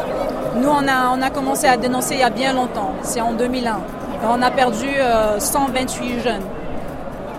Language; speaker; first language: French; non-native, local second language; Kabyle